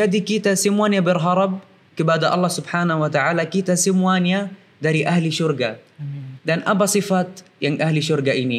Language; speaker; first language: Indonesian; non-native, fluent; Arabic